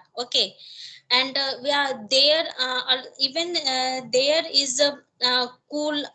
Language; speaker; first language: English; non-native, learner; Hindi